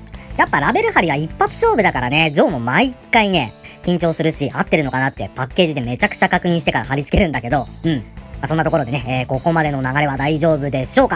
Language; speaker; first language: Japanese; native; Japanese